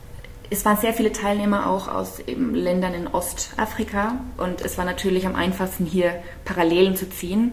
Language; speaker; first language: German; native; German